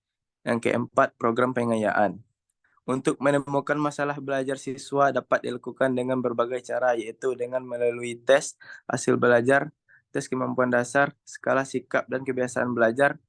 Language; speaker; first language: Indonesian; native; Indonesian